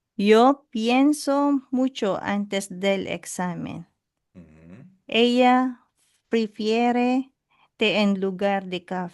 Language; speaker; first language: Spanish; non-native, learner; Filipino